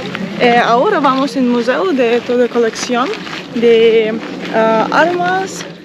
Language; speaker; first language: Spanish; non-native, learner; Russian